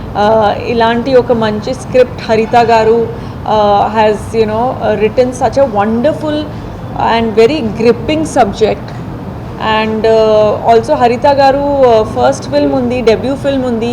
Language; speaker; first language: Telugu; non-native, fluent; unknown